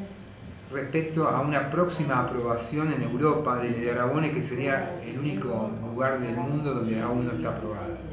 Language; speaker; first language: Spanish; native; Spanish